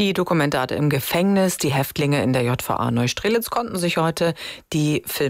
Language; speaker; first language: German; native; German